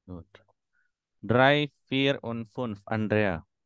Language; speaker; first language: German; non-native, fluent; Indonesian